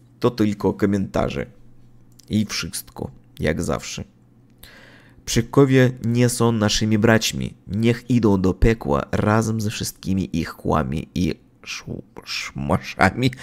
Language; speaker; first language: Polish; non-native, learner; Russian